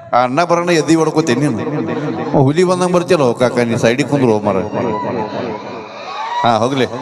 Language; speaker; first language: Kannada; native; Kannada